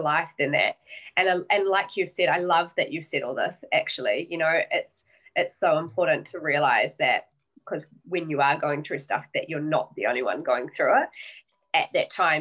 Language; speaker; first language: English; native; English